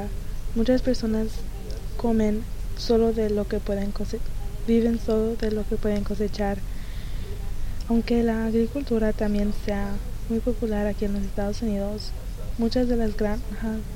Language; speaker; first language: Spanish; early bilingual, heritage; Spanish